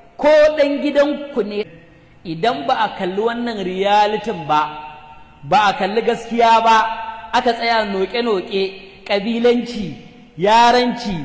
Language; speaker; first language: Hausa; native; Hausa